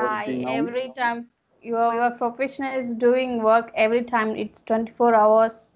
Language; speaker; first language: English; non-native, learner; Telugu